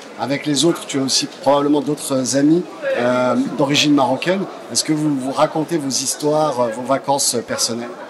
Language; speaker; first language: French; non-native, local second language; Arabic